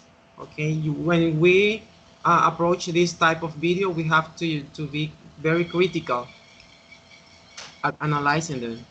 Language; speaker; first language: English; non-native, fluent; Spanish